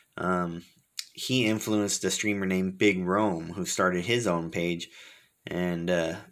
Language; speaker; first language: English; native; English